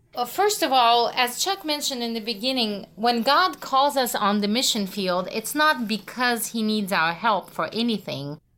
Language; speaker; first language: English; non-native, fluent; Russian